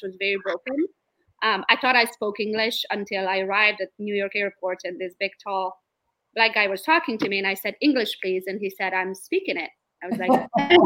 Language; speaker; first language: English; non-native, fluent; Romanian